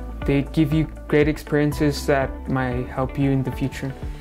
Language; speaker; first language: English; early bilingual, other home language; Spanish